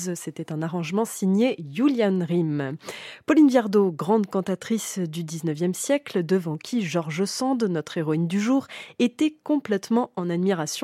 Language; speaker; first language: French; native; French